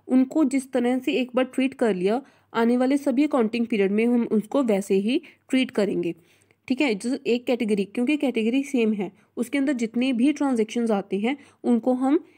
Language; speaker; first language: Hindi; non-native, local second language; Punjabi